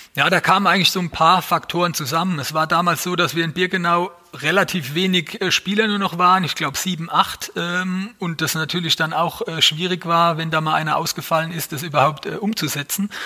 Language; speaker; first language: German; native; German